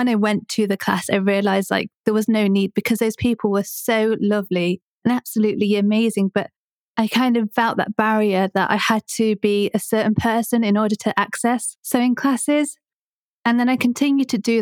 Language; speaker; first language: English; native; English